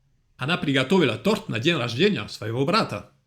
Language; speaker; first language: Russian; non-native, fluent; French